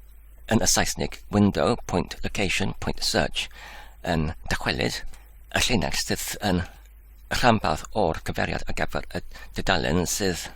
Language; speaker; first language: Welsh; non-native, learner; English